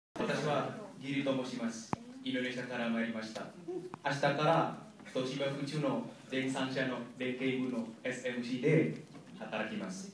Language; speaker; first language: Japanese; non-native, learner; Indonesian